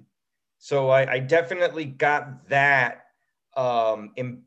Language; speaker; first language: English; native; English